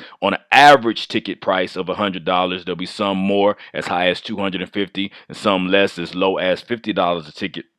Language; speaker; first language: English; native; English